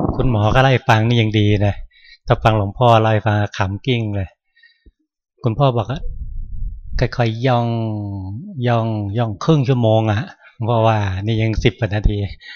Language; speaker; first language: Thai; native; Thai